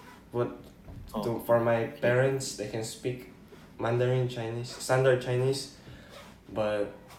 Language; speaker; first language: English; non-native, local second language; Filipino